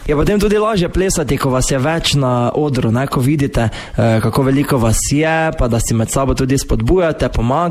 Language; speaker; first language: Slovenian; native; Slovenian